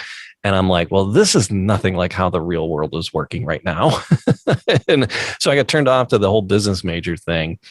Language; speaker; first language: English; native; English